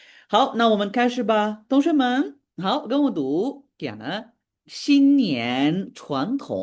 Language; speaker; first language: Chinese; non-native, fluent; Sinhala